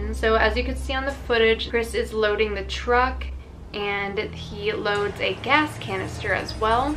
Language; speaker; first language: English; native; English